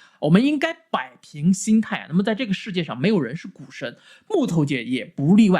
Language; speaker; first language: Chinese; native; Chinese